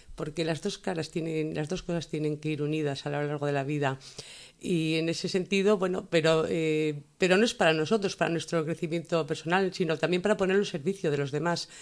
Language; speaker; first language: Spanish; native; Spanish